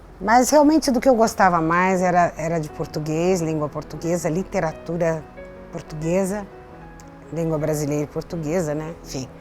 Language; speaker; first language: Portuguese; native; Portuguese